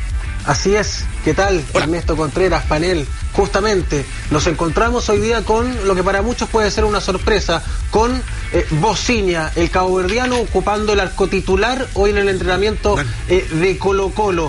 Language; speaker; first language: Spanish; native; Spanish